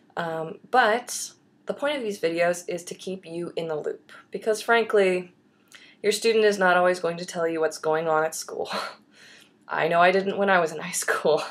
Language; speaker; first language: English; native; English